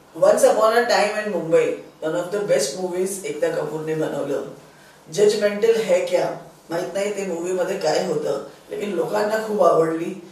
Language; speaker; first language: Marathi; non-native, local second language; Sindhi